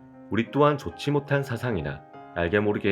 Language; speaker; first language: Korean; native; Korean